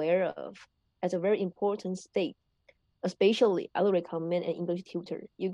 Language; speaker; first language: English; non-native, learner; Chinese